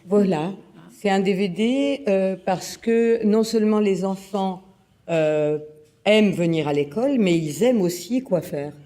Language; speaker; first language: French; native; French